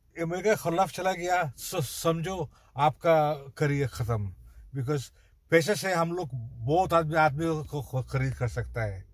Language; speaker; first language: Hindi; non-native, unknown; Bangla